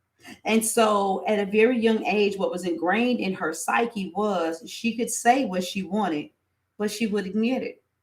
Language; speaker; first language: English; native; English